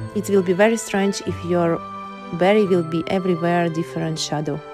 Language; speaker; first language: English; non-native, learner; Ukrainian